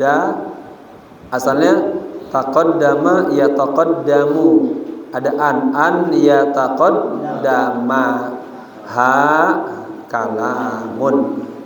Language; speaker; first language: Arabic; non-native, fluent; Indonesian